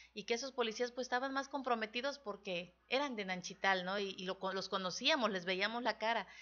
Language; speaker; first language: Spanish; native; Spanish